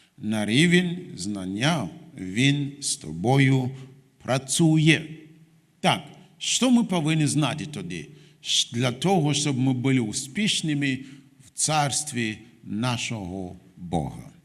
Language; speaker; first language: Ukrainian; non-native, fluent; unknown